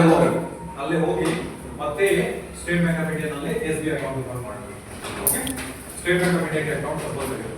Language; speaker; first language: Kannada; non-native, local second language; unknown